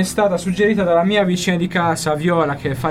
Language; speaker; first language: Italian; native; Italian